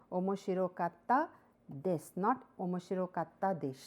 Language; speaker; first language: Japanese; non-native, fluent; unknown